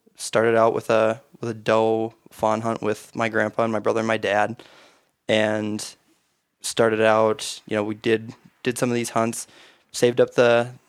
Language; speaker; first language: English; native; English